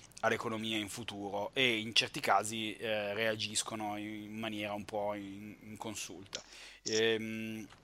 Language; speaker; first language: Italian; native; Italian